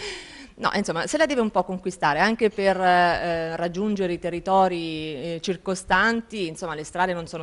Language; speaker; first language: Italian; native; Italian